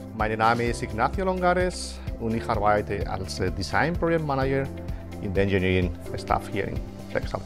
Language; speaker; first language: German; non-native, learner; Spanish